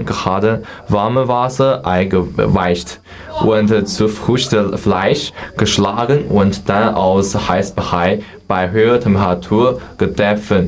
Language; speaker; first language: German; non-native, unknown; Chinese